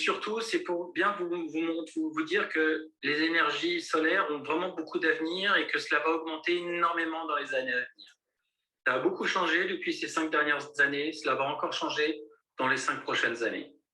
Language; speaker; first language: French; native; French